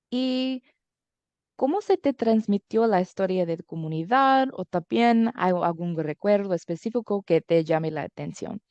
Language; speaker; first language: Spanish; early bilingual, heritage; English